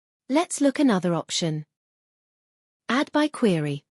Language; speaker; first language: English; non-native, fluent; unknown